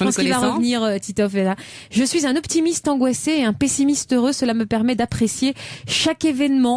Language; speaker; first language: French; native; French